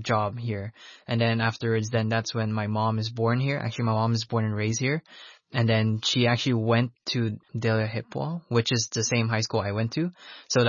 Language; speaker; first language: English; non-native, local second language; Filipino